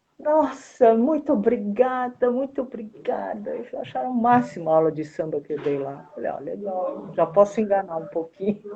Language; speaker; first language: Portuguese; native; Portuguese